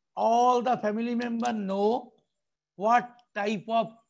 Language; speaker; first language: English; non-native, local second language; Bangla